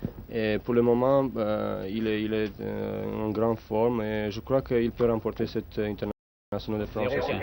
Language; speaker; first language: French; non-native, learner; Romanian